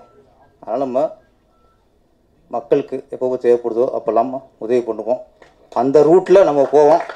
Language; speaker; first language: Tamil; native; Tamil